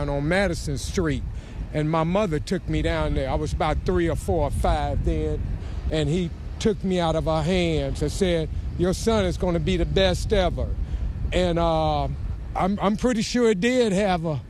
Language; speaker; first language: English; native; English